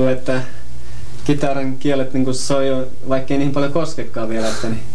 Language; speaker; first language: Finnish; native; Finnish